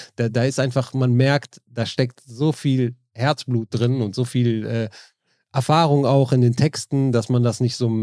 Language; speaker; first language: German; native; German